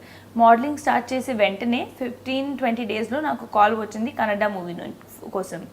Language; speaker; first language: Telugu; non-native, local second language; Hindi